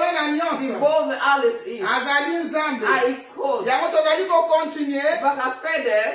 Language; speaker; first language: Dutch; non-native, learner; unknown